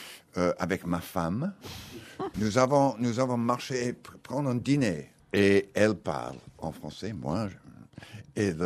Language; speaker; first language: French; non-native, learner; English